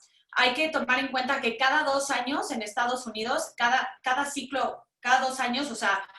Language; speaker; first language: Spanish; native; Spanish